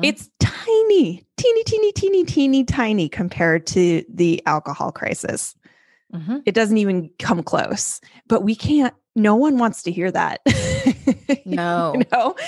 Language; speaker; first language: English; native; English